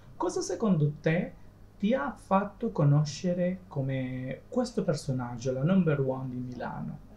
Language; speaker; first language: Italian; non-native, fluent; Spanish